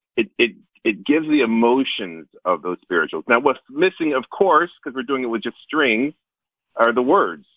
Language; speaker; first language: English; native; English